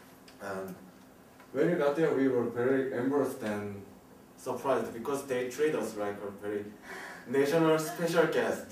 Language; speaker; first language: English; non-native, learner; Korean